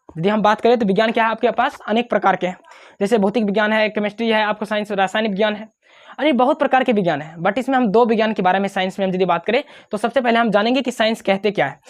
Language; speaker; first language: Hindi; native; Hindi